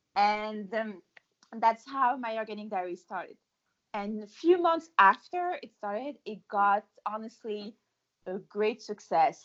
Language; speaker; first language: English; non-native, fluent; French